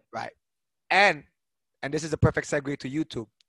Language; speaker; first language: English; early bilingual, other home language; Indonesian